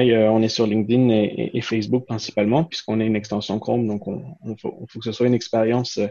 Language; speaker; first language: French; native; French